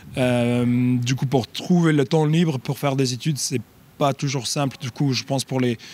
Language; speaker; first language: French; non-native, fluent; English